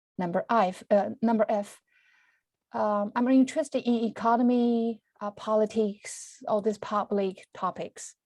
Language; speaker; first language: English; non-native, fluent; Chinese